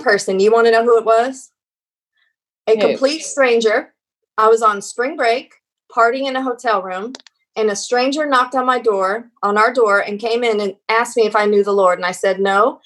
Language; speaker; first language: English; native; English